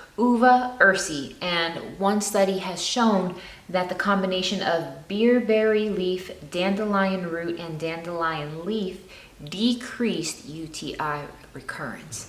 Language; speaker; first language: English; native; English